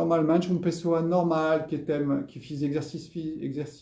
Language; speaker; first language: Portuguese; non-native, fluent; French